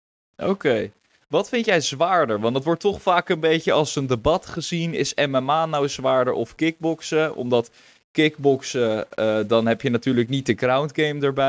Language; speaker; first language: Dutch; native; Dutch